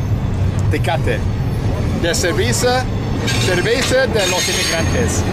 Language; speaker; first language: Spanish; non-native, learner; English